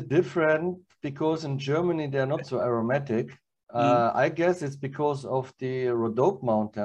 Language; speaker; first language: English; non-native, learner; German